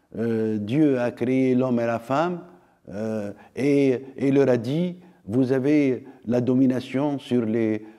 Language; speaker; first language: French; non-native, local second language; Arabic